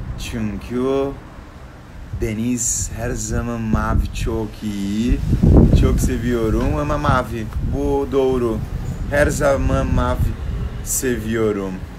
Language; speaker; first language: Turkish; non-native, learner; Portuguese